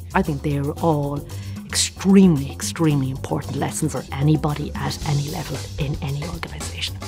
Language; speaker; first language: English; native; English